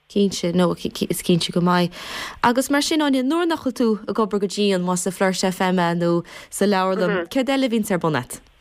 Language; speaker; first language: Irish; native; Irish